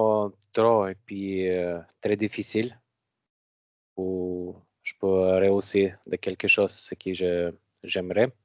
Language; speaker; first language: French; non-native, learner; Macedonian